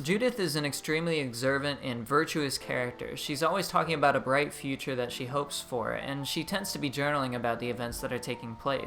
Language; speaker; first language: English; native; English